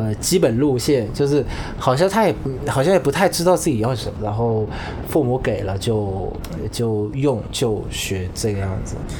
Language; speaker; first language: Chinese; non-native, fluent; Vietnamese